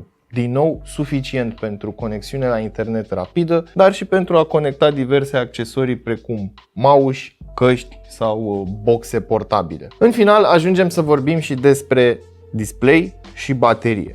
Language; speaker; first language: Romanian; native; Romanian